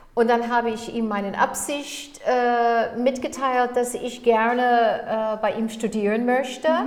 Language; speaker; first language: German; non-native, fluent; English